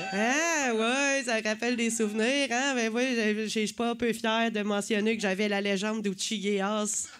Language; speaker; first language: French; native; French